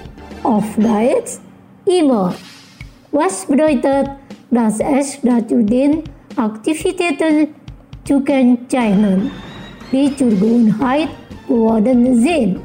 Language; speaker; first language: German; non-native, fluent; Indonesian